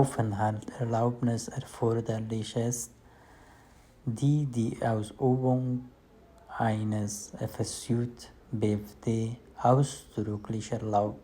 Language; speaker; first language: German; non-native, learner; Persian